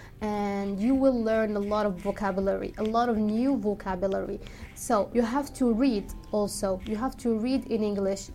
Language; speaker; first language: English; non-native, fluent; Arabic